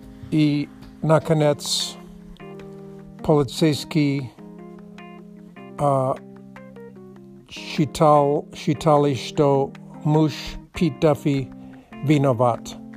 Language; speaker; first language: Russian; non-native, learner; English